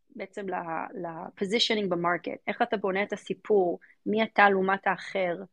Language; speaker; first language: Hebrew; early bilingual, other home language; English